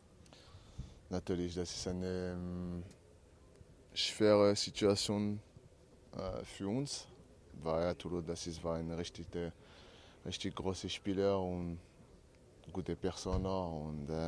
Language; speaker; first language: German; non-native, learner; French